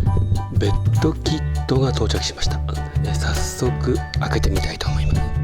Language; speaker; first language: Japanese; native; Japanese